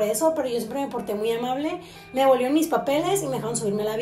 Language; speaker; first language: Spanish; native; Spanish